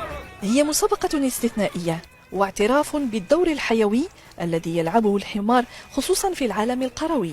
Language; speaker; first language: Arabic; native; Arabic